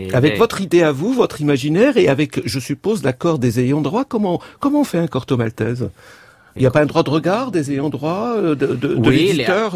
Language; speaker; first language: French; native; French